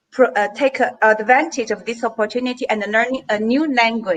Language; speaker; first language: English; non-native, fluent; Chinese